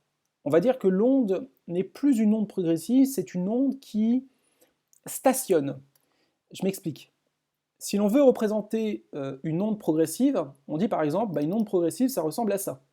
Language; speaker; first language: French; native; French